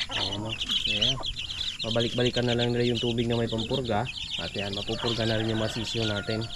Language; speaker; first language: Filipino; non-native, local second language; Cebuano